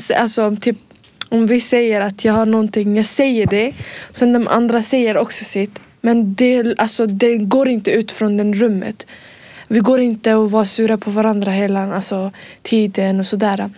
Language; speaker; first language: Swedish; early bilingual, other home language; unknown